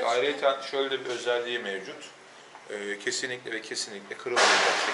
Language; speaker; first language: Turkish; native; Turkish